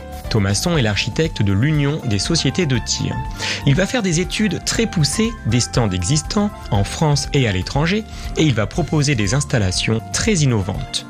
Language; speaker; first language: French; native; French